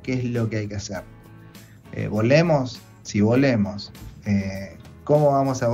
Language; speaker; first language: Spanish; native; Spanish